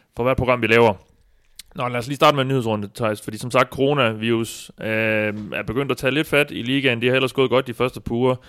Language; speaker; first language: Danish; native; Danish